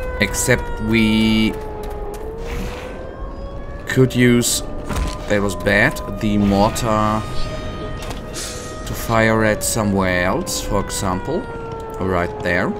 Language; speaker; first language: English; non-native, fluent; German